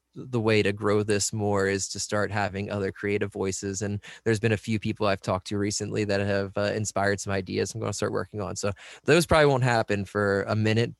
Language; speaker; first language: English; native; English